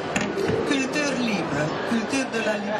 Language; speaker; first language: French; non-native, fluent; Romanian